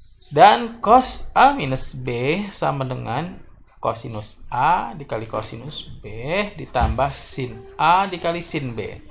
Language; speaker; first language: Indonesian; native; Indonesian